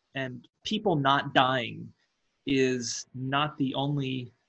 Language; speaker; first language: English; native; English